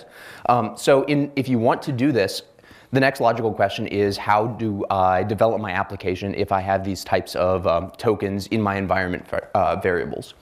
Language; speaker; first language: English; native; English